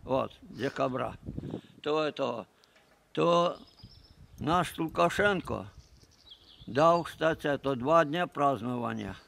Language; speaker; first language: Russian; non-native, local second language; Ukrainian